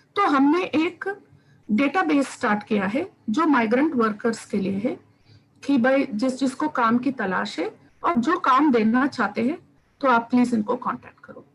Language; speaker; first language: Hindi; non-native, local second language; Tamil